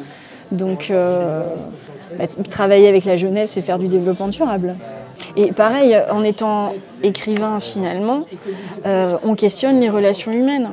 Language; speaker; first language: French; native; French